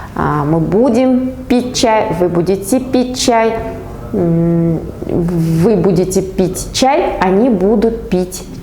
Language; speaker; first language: Russian; non-native, local second language; Kazakh